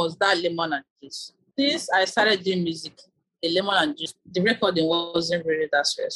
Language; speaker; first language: English; non-native, local second language; Igbo